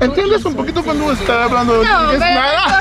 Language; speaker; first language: Spanish; non-native, learner; English